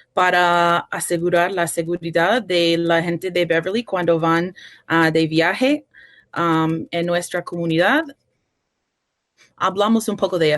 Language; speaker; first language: Spanish; non-native, fluent; English